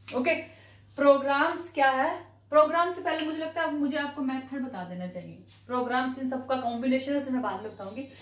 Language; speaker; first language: Hindi; native; Hindi